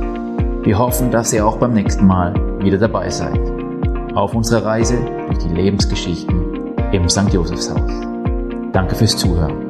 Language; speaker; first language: German; native; German